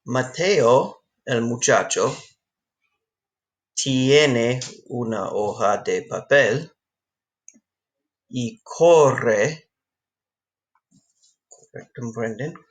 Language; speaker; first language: Spanish; non-native, fluent; English